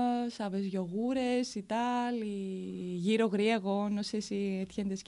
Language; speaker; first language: Spanish; non-native, fluent; Greek